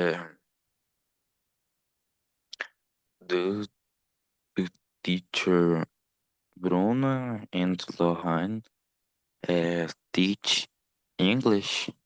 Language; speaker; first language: English; non-native, learner; Portuguese